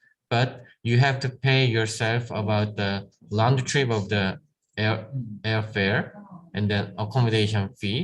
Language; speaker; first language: English; non-native, learner; Korean